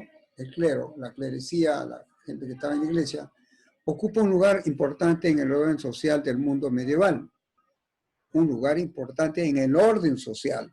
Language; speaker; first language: Spanish; native; Spanish